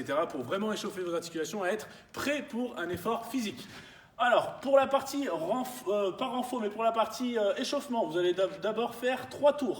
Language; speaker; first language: French; native; French